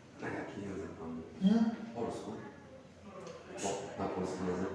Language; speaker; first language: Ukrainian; non-native, learner; Polish